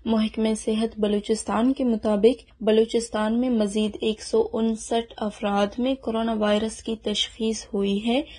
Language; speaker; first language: Urdu; non-native, local second language; Baluchi